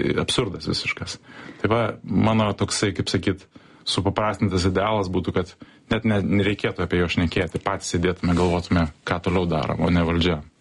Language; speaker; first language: Lithuanian; early bilingual, heritage; Lithuanian